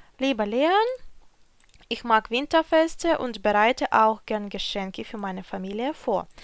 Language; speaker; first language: German; non-native, learner; Ukrainian